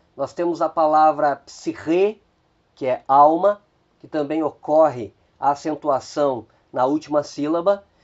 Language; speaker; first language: Portuguese; native; Portuguese